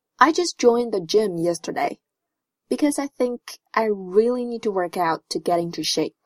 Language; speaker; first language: English; non-native, fluent; Chinese